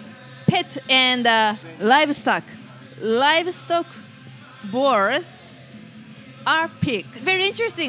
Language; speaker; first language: English; non-native, fluent; Japanese